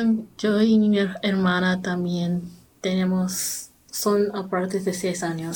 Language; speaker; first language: Spanish; non-native, learner; English